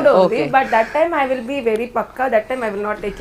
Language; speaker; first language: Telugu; non-native, learner; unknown